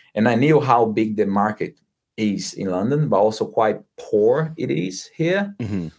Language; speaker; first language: English; non-native, fluent; Portuguese